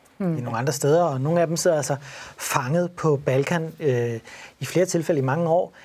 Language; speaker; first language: Danish; native; Danish